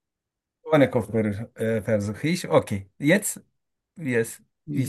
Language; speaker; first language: German; non-native, learner; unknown